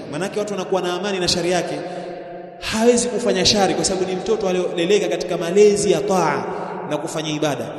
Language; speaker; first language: Swahili; native; Swahili